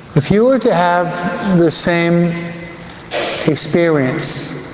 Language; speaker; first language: English; native; English